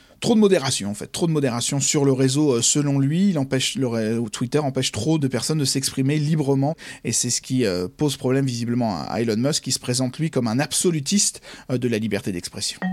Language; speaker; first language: French; native; French